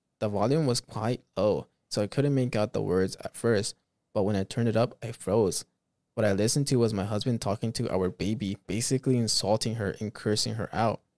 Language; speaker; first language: English; early bilingual, other home language; Spanish